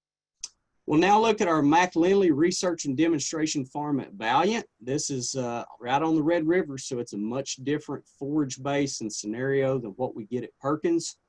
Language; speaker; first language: English; native; English